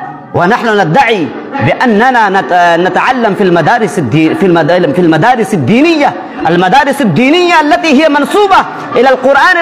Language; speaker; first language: Arabic; non-native, fluent; Urdu